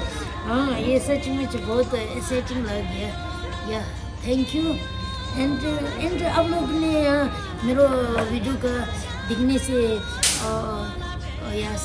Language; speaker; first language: Hindi; non-native, local second language; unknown